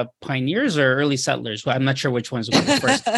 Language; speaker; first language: English; native; English